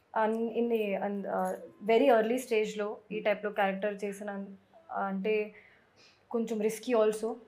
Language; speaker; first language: Telugu; non-native, fluent; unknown